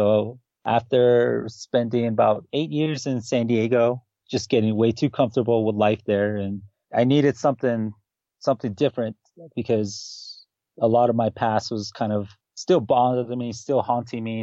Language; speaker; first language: English; native; English